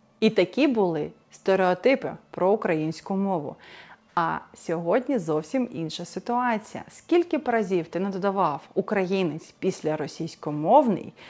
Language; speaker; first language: Ukrainian; non-native, local second language; Russian